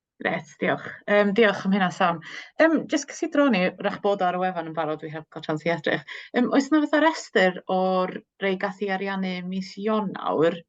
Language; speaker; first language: Welsh; native; Welsh